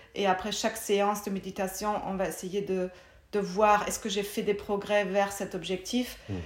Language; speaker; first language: French; non-native, fluent; German